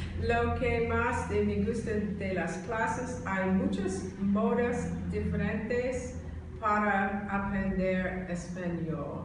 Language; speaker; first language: Spanish; non-native, learner; English